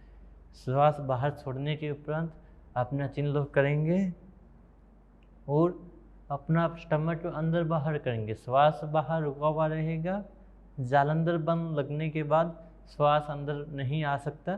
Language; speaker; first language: Hindi; native; Hindi